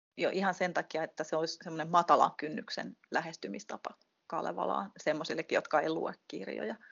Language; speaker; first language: Finnish; native; Finnish